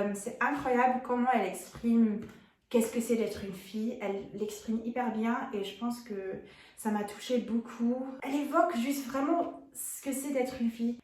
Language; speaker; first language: French; non-native, fluent; English